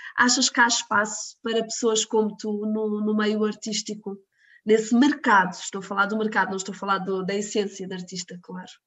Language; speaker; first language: Portuguese; native; Portuguese